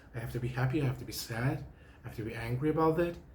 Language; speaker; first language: English; non-native, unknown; Persian